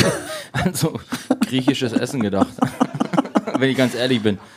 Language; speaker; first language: German; native; German